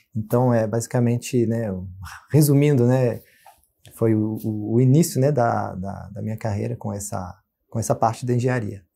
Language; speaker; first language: Portuguese; non-native, fluent; French